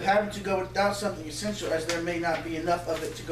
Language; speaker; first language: English; native; English